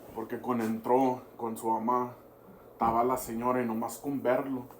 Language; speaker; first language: Spanish; early bilingual, heritage; Spanish